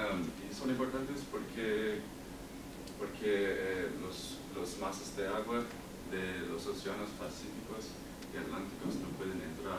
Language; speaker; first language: Spanish; non-native, learner; English